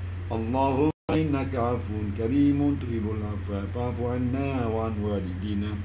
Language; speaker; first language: Arabic; non-native, fluent; Malay